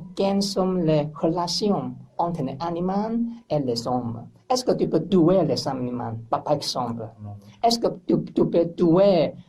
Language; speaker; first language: French; non-native, learner; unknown